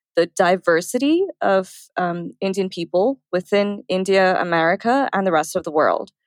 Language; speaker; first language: English; early bilingual, other home language; Arabic